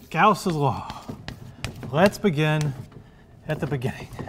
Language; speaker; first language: English; native; English